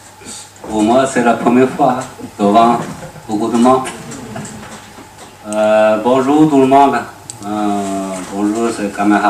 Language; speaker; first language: French; non-native, learner; Chinese